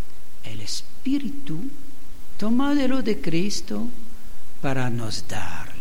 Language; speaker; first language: Spanish; non-native, fluent; French